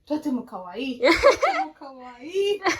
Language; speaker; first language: Japanese; non-native, learner; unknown